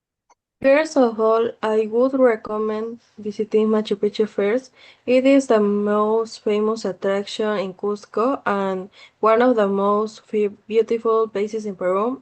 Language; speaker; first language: English; non-native, learner; Spanish